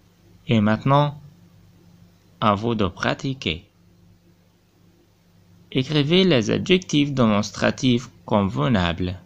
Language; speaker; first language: French; non-native, fluent; Arabic